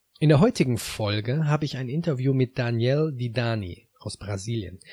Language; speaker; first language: German; native; German